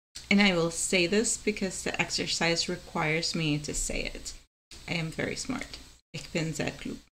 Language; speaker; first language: English; non-native, fluent; Spanish